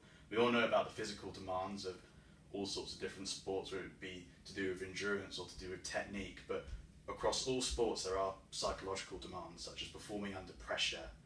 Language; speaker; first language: English; native; English